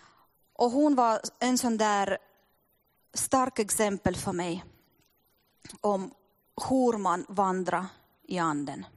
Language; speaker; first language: Swedish; non-native, fluent; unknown